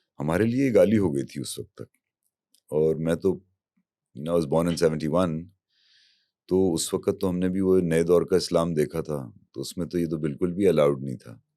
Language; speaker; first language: Urdu; native; Urdu